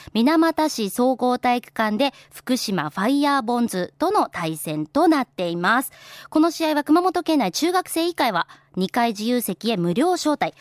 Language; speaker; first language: Japanese; native; Japanese